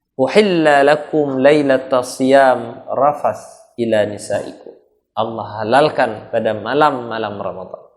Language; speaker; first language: Malay; non-native, local second language; Achinese